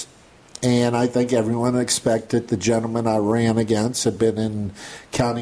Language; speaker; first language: English; native; English